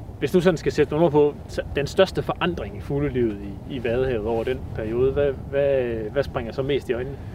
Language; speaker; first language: Danish; native; Danish